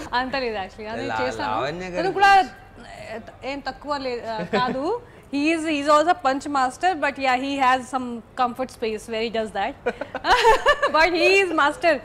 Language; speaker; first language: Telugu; non-native, local second language; Hindi